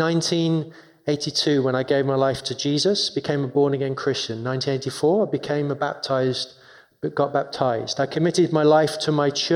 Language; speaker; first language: English; native; English